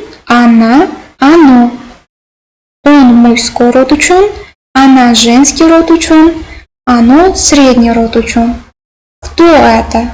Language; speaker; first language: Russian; non-native, local second language; Uzbek